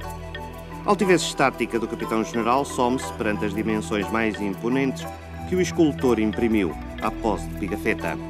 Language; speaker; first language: Portuguese; native; Portuguese